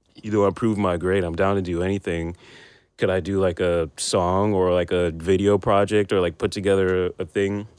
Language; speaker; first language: English; native; English